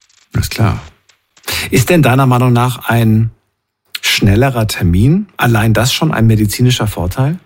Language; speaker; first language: German; native; German